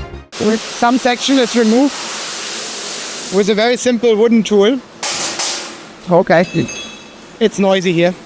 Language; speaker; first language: English; non-native, fluent; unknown